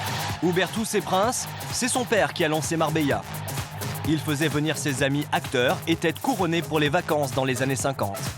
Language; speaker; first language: French; native; French